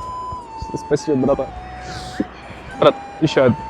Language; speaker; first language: Russian; non-native, local second language; Kazakh